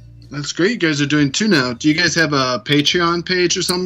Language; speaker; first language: English; native; English